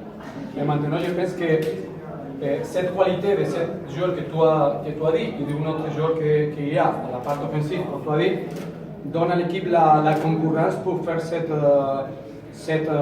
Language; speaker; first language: French; non-native, fluent; Spanish